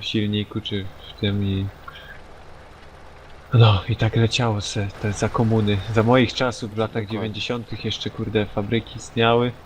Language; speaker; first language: Polish; native; Polish